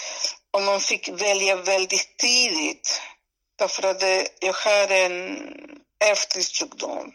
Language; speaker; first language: Swedish; non-native, fluent; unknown